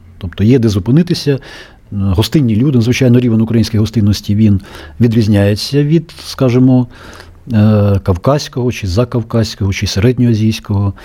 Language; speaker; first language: Ukrainian; native; Ukrainian